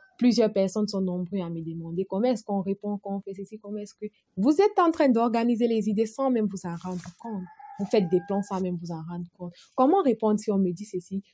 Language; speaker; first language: French; non-native, local second language; Fula